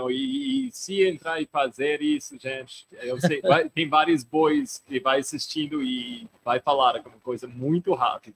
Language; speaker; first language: Portuguese; non-native, fluent; English